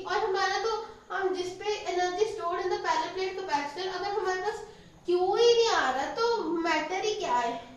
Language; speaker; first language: Hindi; native; Hindi